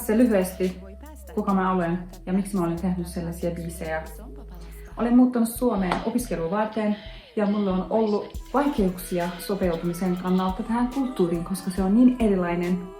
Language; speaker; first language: Finnish; non-native, fluent; Turkish